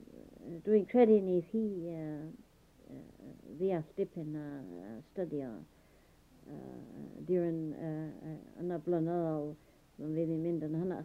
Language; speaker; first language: Welsh; early bilingual, heritage; Welsh